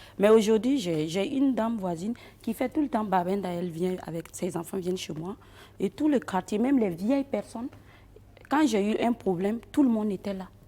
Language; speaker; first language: French; non-native, local second language; Fula